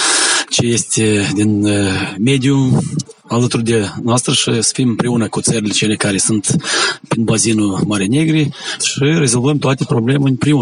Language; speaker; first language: Romanian; non-native, local second language; Gagauz